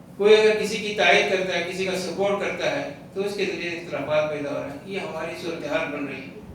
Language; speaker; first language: Urdu; non-native, local second language; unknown